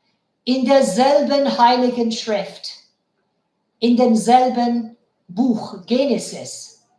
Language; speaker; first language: German; non-native, fluent; Bangla